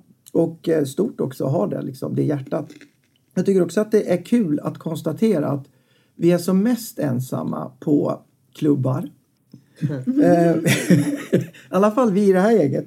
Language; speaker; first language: Swedish; native; Swedish